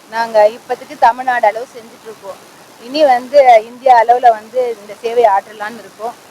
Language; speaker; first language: Tamil; non-native, local second language; Telugu